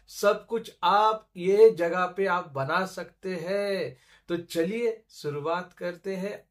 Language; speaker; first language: Hindi; non-native, local second language; Marathi